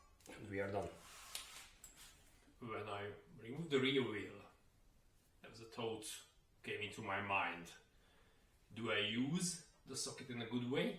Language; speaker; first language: English; non-native, fluent; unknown